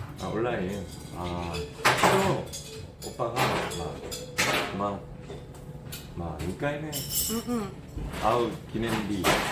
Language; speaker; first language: Japanese; non-native, learner; Korean